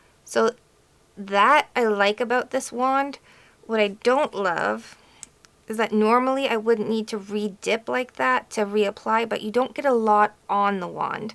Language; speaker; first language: English; native; English